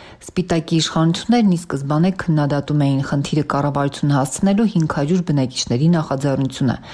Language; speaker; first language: Armenian; native; Armenian